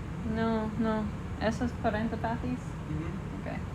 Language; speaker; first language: Spanish; non-native, fluent; English